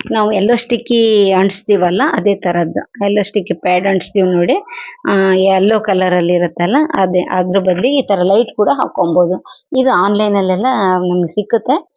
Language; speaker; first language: Kannada; non-native, local second language; Telugu